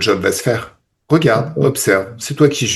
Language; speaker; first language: French; native; French